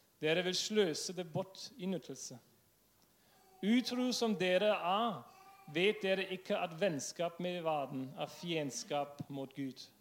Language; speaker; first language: Norwegian; non-native, fluent; English